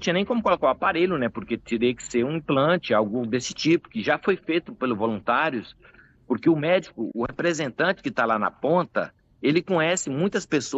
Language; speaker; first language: Portuguese; native; Portuguese